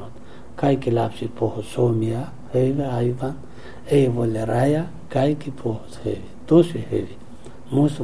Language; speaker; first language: Finnish; non-native, learner; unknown